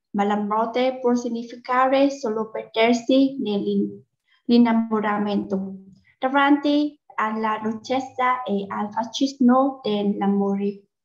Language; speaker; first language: Italian; non-native, fluent; Vietnamese